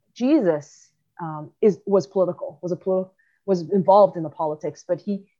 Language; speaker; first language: English; early bilingual, other home language; Chinese